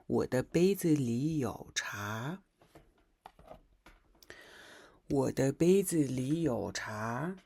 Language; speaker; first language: Chinese; non-native, fluent; Mongolian